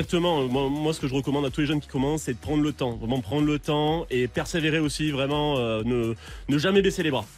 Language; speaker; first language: French; native; French